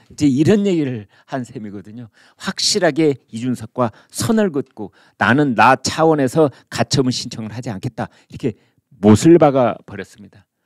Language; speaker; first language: Korean; native; Korean